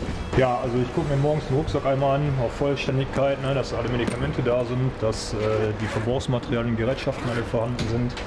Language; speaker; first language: German; native; German